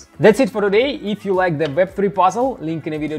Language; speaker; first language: English; non-native, fluent; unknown